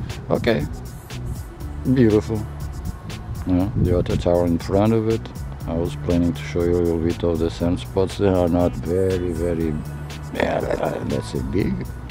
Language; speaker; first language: English; non-native, fluent; Portuguese